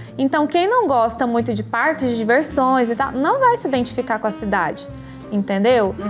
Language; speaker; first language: Portuguese; native; Portuguese